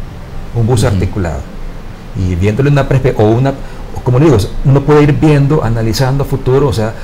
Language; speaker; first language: Spanish; native; Spanish